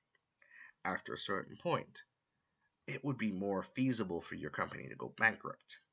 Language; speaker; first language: English; native; English